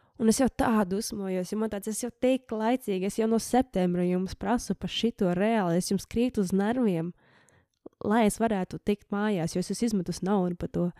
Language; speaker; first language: Latvian; early bilingual, heritage; Latvian